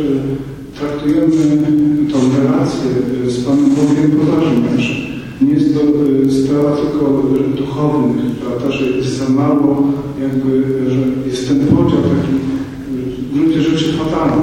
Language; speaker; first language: Polish; native; Polish